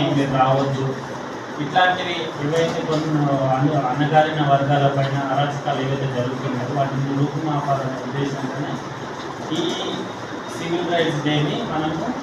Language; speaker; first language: Telugu; native; Telugu